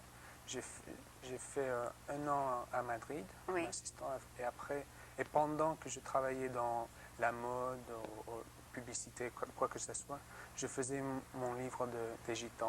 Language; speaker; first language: French; non-native, learner; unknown